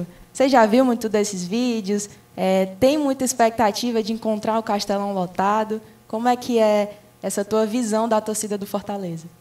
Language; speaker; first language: Portuguese; native; Portuguese